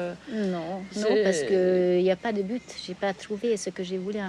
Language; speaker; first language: French; non-native, fluent; Hungarian